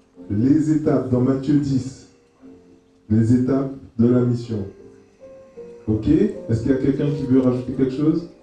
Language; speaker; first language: French; native; French